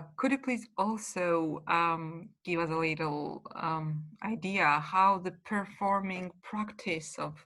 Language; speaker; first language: English; non-native, fluent; Georgian